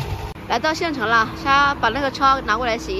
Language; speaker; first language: Chinese; native; Chinese